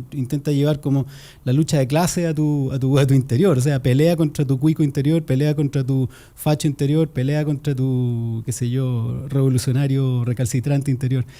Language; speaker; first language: Spanish; native; Spanish